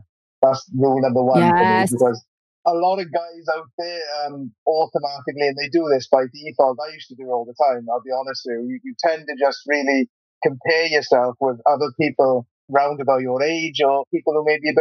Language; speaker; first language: English; native; English